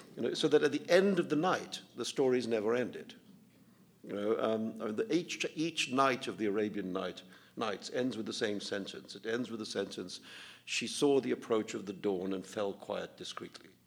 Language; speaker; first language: English; non-native, local second language; Urdu